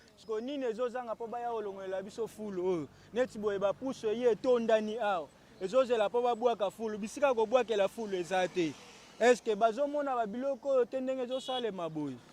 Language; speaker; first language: Lingala; native; Lingala